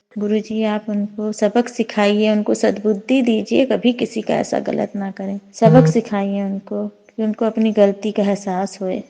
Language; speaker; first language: Hindi; native; Hindi